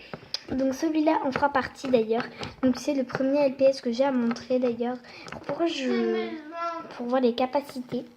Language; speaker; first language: French; native; French